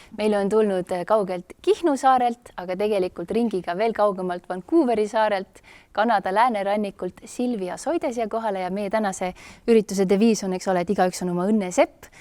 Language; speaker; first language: Estonian; native; Estonian